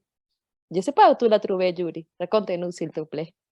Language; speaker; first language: French; non-native, fluent; Portuguese